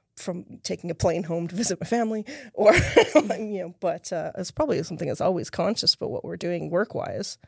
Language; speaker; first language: English; native; English